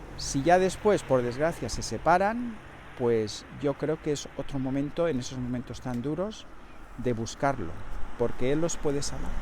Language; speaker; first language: Spanish; native; Spanish